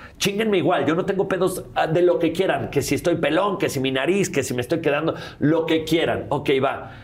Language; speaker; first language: Spanish; native; Spanish